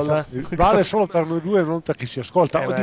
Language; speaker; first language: Italian; native; Italian